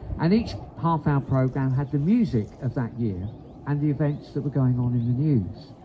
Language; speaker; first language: English; native; English